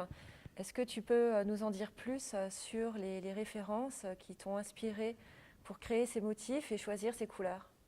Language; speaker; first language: French; native; French